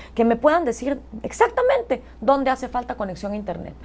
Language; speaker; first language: Spanish; native; Spanish